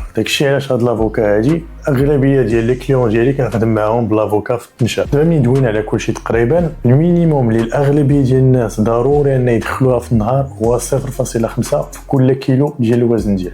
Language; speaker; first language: Arabic; native; Arabic